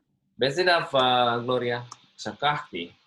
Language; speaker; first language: Hebrew; non-native, fluent; Indonesian